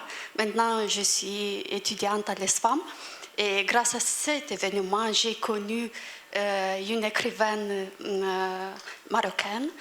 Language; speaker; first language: French; non-native, fluent; Romanian